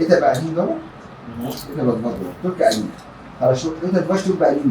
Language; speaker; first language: Russian; non-native, learner; Arabic